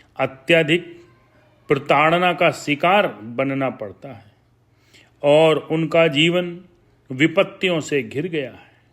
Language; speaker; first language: Hindi; native; Hindi